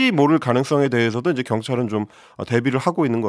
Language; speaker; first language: Korean; native; Korean